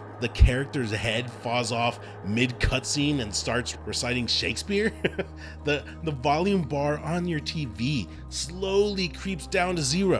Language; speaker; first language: English; native; English